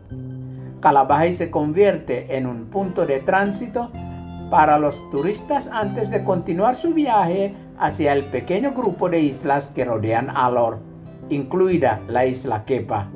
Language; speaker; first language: Spanish; non-native, fluent; Indonesian